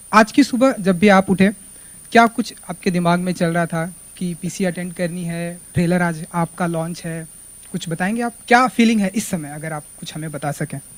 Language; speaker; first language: Hindi; native; Hindi